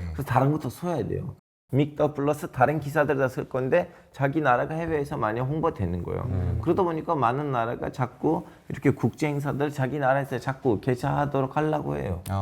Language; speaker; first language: Korean; non-native, fluent; Turkish